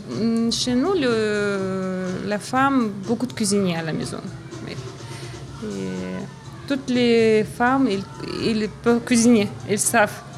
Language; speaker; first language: French; non-native, learner; Avaric